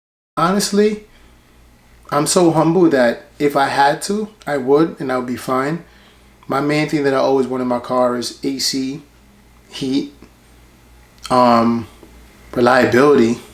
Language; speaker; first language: English; native; English